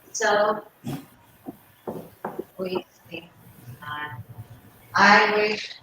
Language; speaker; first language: English; non-native, fluent; Portuguese